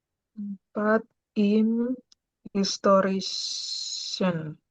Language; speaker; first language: German; non-native, learner; Indonesian